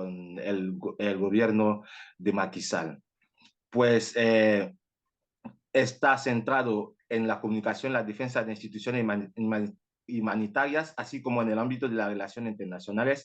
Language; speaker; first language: Spanish; non-native, fluent; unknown